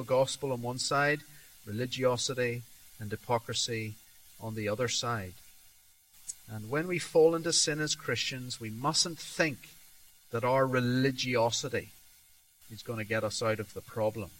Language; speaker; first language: English; native; English